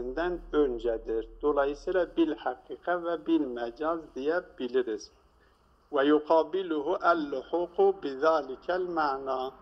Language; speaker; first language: Turkish; native; Turkish